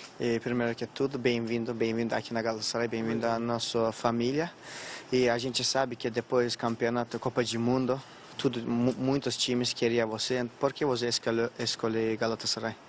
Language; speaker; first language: Portuguese; non-native, learner; Turkish